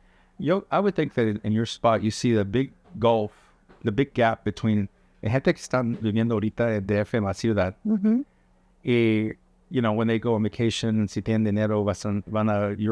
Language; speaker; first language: Spanish; early bilingual, heritage; English